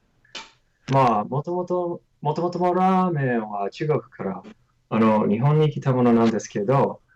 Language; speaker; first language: Japanese; non-native, learner; English